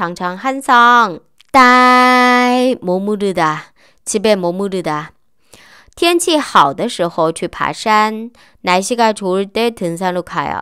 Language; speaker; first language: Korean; non-native, fluent; Chinese